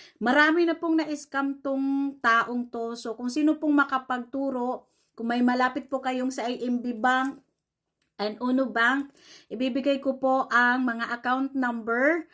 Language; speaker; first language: Filipino; non-native, local second language; Cebuano